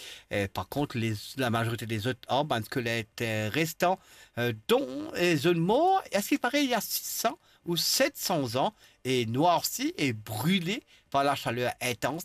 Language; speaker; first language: French; non-native, local second language; Morisyen